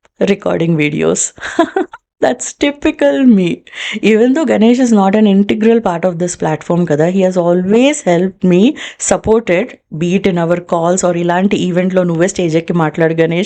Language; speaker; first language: English; non-native, local second language; Telugu